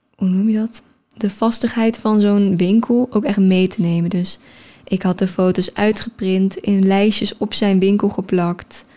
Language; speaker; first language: Dutch; native; Dutch